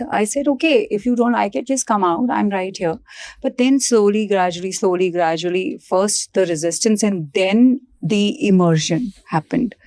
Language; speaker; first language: English; non-native, local second language; Punjabi